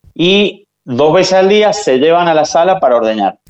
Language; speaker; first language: Spanish; native; Spanish